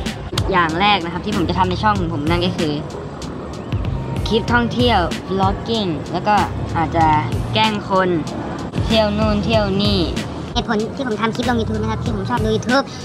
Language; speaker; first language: Thai; native; Thai